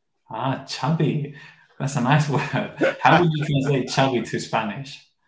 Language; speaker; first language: English; non-native, fluent; Spanish